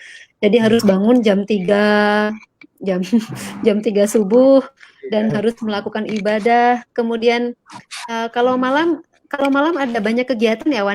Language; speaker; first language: Indonesian; native; Indonesian